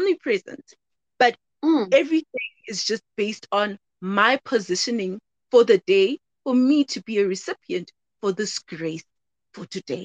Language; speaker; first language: English; non-native, local second language; Zulu